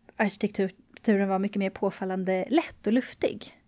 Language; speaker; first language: Swedish; native; Swedish